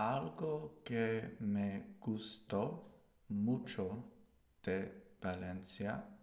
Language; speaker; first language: Spanish; non-native, learner; English